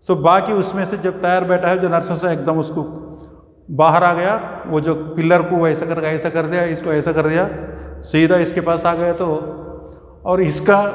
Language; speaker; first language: Hindi; non-native, local second language; Telugu